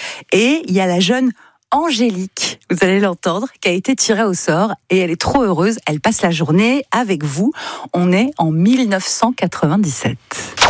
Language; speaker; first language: French; native; French